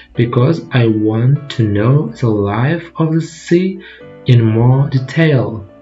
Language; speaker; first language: English; non-native, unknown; Kazakh